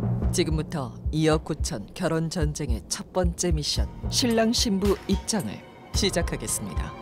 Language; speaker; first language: Korean; native; Korean